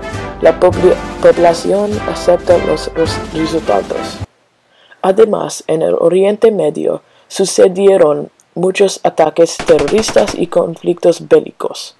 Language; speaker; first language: Spanish; non-native, learner; English